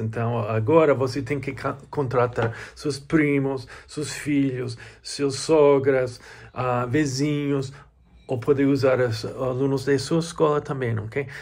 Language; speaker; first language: Portuguese; non-native, learner; English